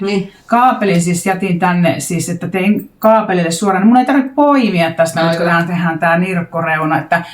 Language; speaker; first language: Finnish; native; Finnish